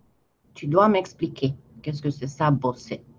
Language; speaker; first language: French; non-native, fluent; Romanian